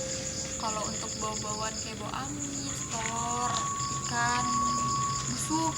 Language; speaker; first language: Indonesian; native; Indonesian